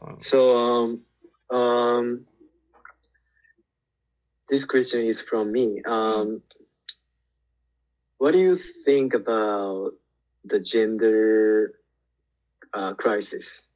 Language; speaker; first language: English; non-native, learner; Japanese